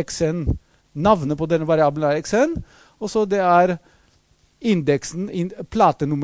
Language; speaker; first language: Norwegian; non-native, fluent; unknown